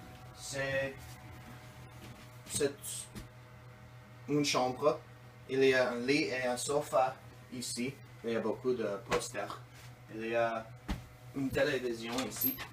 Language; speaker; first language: French; non-native, learner; English